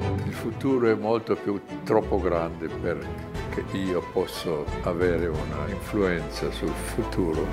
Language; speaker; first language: Italian; non-native, learner; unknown